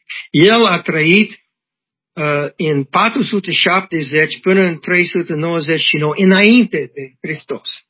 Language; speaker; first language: Romanian; non-native, learner; English